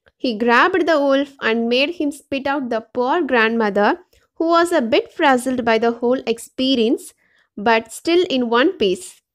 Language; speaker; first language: English; non-native, local second language; Tamil